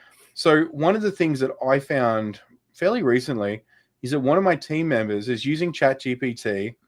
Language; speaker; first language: English; native; English